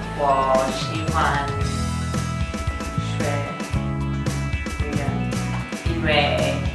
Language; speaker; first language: Chinese; non-native, learner; English